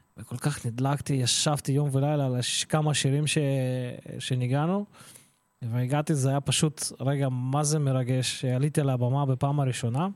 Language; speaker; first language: Hebrew; early bilingual, other home language; Russian